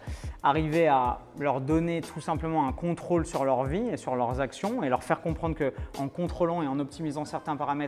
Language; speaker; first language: French; native; French